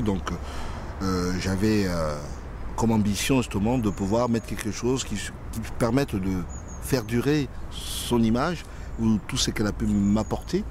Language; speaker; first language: French; native; French